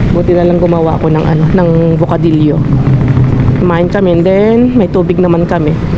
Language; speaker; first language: Filipino; non-native, local second language; Iloko